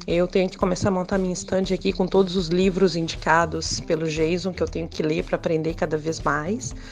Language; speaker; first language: Portuguese; native; Portuguese